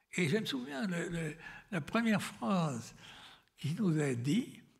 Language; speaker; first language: French; native; French